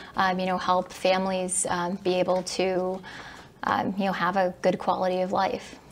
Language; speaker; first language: English; native; English